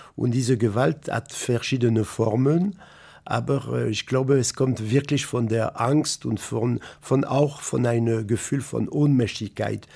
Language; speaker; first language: German; non-native, fluent; French